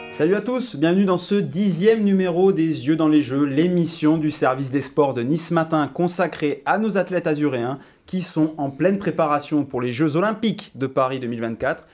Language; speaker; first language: French; native; French